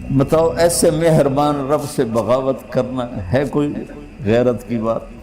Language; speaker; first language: Urdu; non-native, local second language; Punjabi